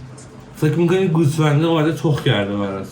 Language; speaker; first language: Persian; native; Persian